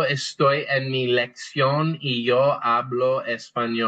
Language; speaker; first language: Spanish; non-native, fluent; English